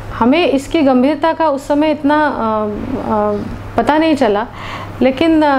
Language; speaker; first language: Hindi; non-native, local second language; Marathi